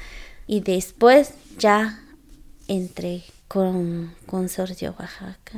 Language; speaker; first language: Spanish; non-native, local second language; Zapotec